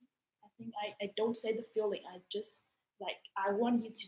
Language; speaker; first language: English; non-native, learner; Vietnamese